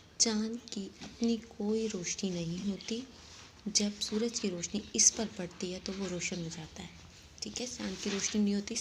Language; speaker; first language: Hindi; non-native, local second language; Saraiki